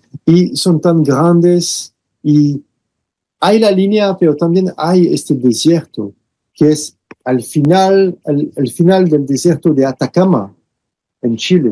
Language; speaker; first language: Spanish; non-native, fluent; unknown